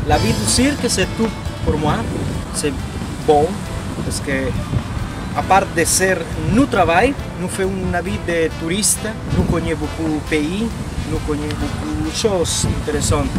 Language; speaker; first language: French; non-native, learner; Spanish